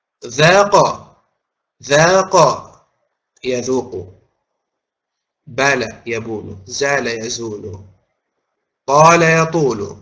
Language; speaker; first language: Arabic; non-native, fluent; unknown